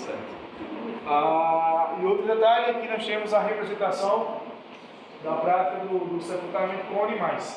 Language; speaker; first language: Portuguese; native; Portuguese